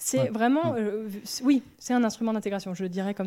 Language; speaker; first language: French; native; French